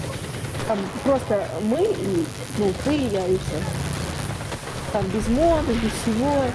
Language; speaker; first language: Russian; native; Russian